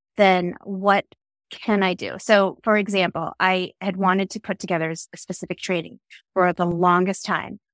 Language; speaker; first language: English; early bilingual, other home language; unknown